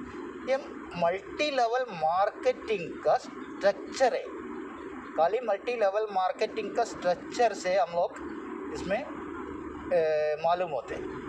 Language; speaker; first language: Hindi; non-native, local second language; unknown